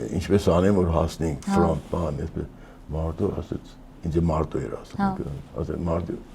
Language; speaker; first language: Armenian; early bilingual, heritage; Armenian